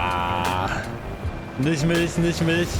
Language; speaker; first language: German; native; German